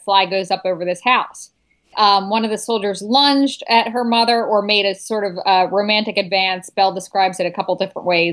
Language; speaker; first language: English; native; English